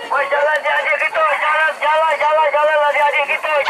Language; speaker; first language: Indonesian; non-native, local second language; Minangkabau